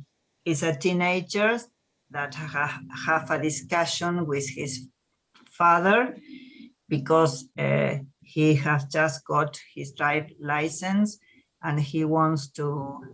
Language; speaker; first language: English; non-native, learner; Spanish